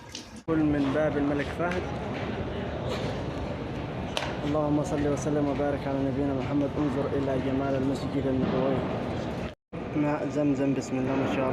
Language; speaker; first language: Arabic; native; Arabic